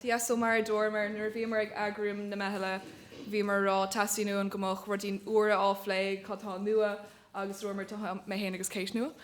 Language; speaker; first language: Irish; native; Irish